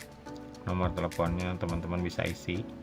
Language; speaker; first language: Indonesian; native; Indonesian